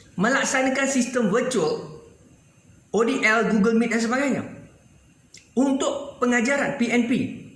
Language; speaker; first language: Malay; native; Malay